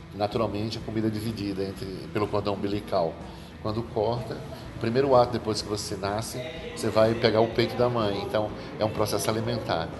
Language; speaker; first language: Portuguese; native; Portuguese